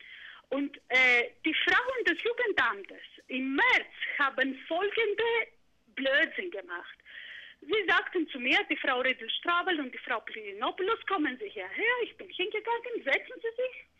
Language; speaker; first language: German; non-native, fluent; Greek